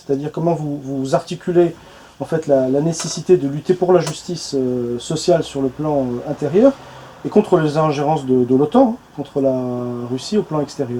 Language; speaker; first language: French; native; French